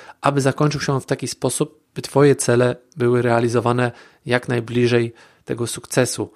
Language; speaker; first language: Polish; native; Polish